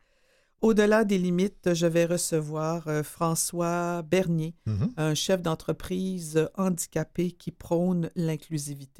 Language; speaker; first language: French; native; French